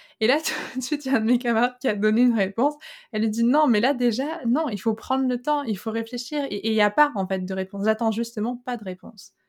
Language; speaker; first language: French; native; French